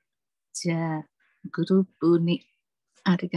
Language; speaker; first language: Japanese; non-native, fluent; Indonesian